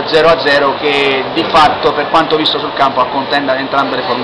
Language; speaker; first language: Italian; native; Italian